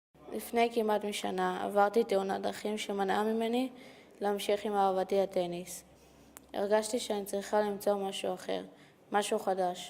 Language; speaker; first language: Hebrew; native; Hebrew